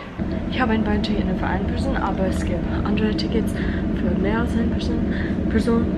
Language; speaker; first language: German; non-native, learner; English